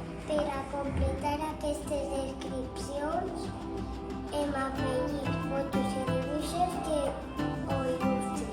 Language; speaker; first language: Catalan; non-native, local second language; Spanish